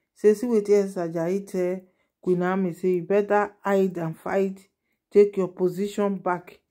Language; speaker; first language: Nigerian Pidgin; non-native, local second language; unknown